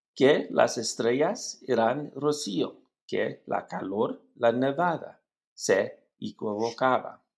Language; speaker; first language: Spanish; non-native, learner; English